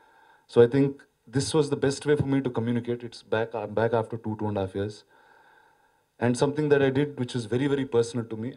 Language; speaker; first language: Telugu; native; Telugu